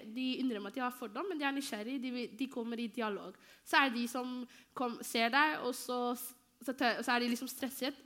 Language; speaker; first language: Norwegian; early bilingual, other home language; Somali